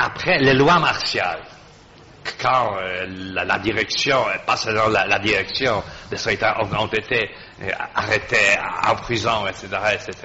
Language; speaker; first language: French; non-native, fluent; Polish